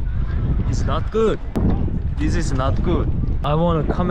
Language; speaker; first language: English; non-native, learner; Korean